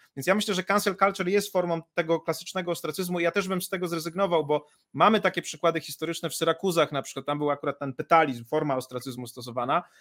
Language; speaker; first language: Polish; native; Polish